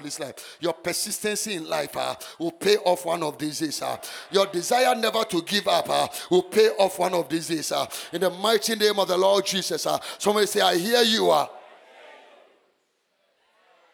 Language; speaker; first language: English; non-native, local second language; Akan